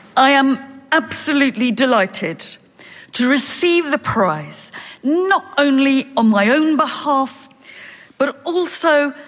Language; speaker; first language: English; native; English